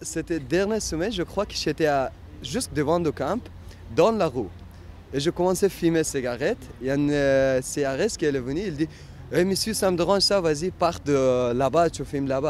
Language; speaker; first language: French; non-native, learner; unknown